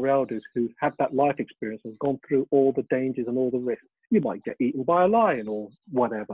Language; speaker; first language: English; early bilingual, other home language; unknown